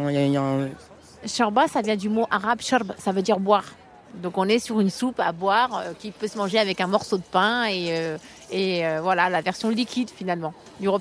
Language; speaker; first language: French; native; French